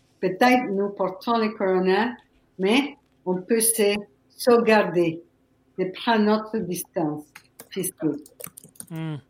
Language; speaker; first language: French; non-native, fluent; Spanish